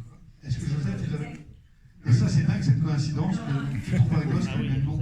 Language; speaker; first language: French; native; French